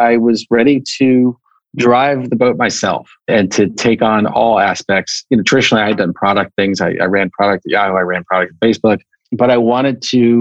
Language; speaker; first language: English; native; English